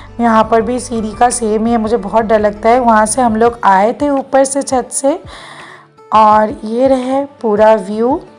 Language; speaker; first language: Hindi; non-native, local second language; Bangla